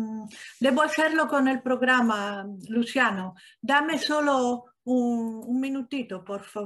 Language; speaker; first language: Spanish; non-native, learner; Italian